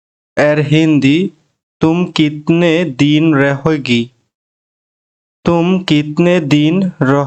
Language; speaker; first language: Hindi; non-native, learner; Bangla